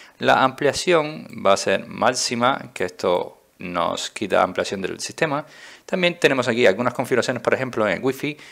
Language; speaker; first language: Spanish; native; Spanish